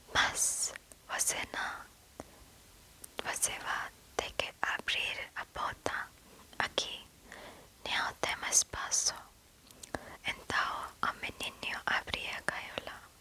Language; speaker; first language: Portuguese; non-native, learner; English